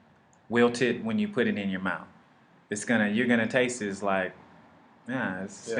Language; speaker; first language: English; native; English